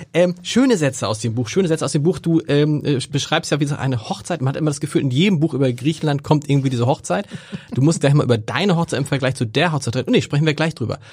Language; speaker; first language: German; native; German